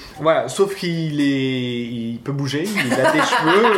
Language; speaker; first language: French; native; French